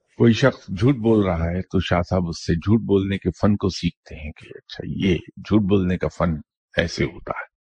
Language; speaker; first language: Urdu; non-native, local second language; Punjabi